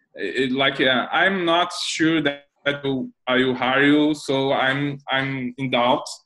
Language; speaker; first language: English; non-native, learner; Portuguese